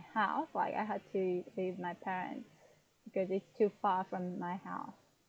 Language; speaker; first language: English; non-native, fluent; Japanese